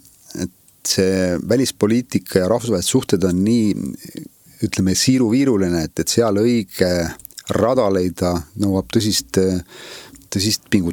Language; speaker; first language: Estonian; native; Estonian